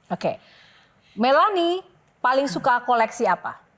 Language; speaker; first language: Indonesian; native; Indonesian